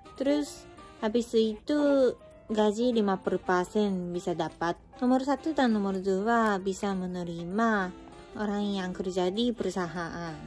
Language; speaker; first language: Indonesian; non-native, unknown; Japanese